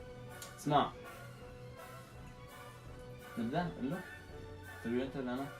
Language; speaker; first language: Arabic; native; Arabic